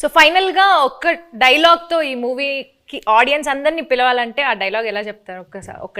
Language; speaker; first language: Telugu; native; Telugu